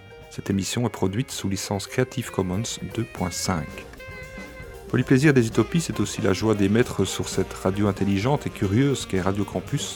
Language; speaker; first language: French; native; French